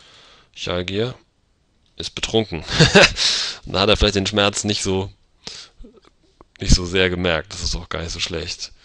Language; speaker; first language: German; native; German